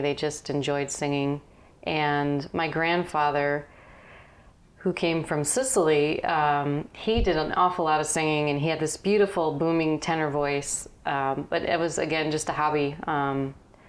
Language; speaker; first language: English; native; English